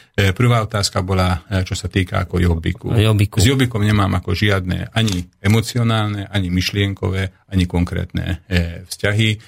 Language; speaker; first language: Slovak; non-native, local second language; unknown